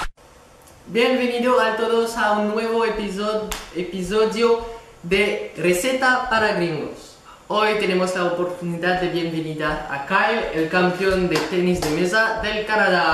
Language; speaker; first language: Spanish; non-native, learner; French